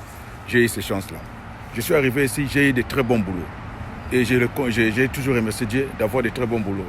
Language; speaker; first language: French; non-native, local second language; Lingala